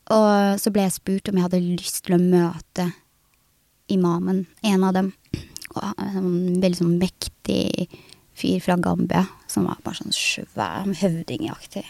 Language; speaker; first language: Norwegian; early bilingual, other home language; Somali